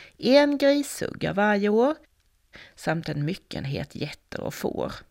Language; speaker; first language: Swedish; native; Swedish